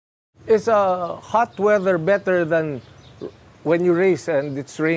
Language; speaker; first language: English; non-native, local second language; Filipino